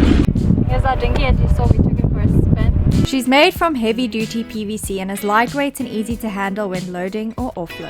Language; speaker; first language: English; native; English